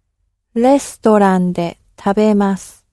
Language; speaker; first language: Japanese; non-native, learner; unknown